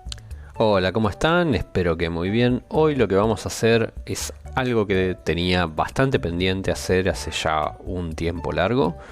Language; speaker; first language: Spanish; native; Spanish